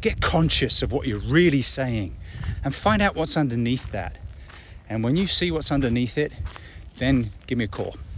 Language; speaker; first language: English; native; English